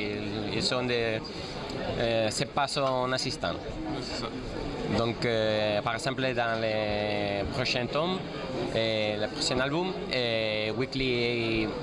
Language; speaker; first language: French; non-native, fluent; Spanish